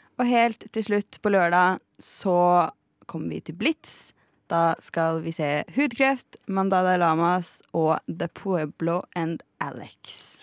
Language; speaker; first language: Norwegian; native; Norwegian